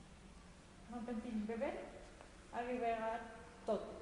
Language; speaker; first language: French; non-native, learner; Spanish